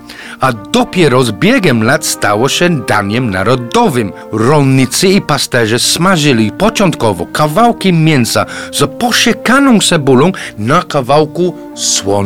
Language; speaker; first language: Polish; non-native, fluent; English